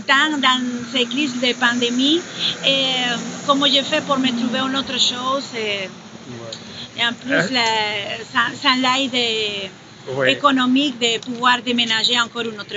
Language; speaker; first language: French; non-native, fluent; Spanish